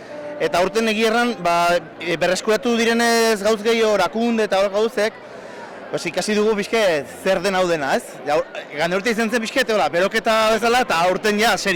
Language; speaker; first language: Basque; native; Basque